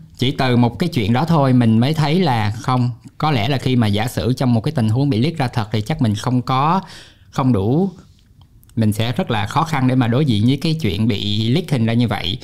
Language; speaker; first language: Vietnamese; native; Vietnamese